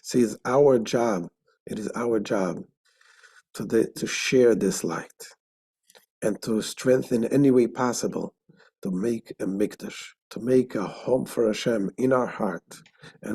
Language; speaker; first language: English; non-native, fluent; Hebrew